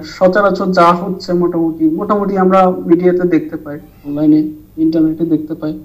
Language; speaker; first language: Bangla; native; Bangla